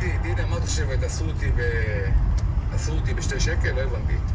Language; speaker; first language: Hebrew; native; Hebrew